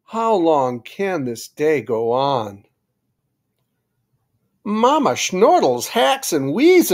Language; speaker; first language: English; native; English